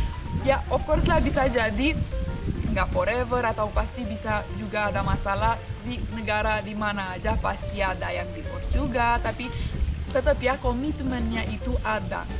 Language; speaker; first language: Indonesian; non-native, fluent; Romanian